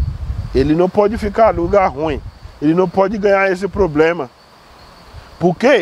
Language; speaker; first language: Portuguese; non-native, learner; Yoruba